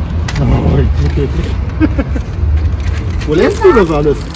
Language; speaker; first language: German; native; German